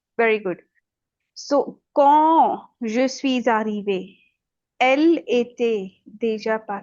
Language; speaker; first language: French; non-native, fluent; Hindi